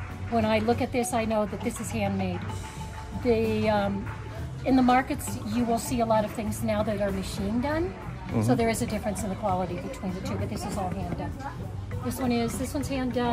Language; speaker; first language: English; native; English